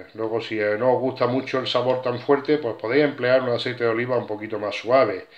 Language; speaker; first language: Spanish; native; Spanish